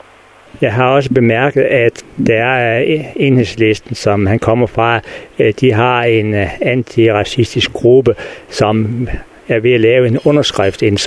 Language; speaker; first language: Danish; native; Danish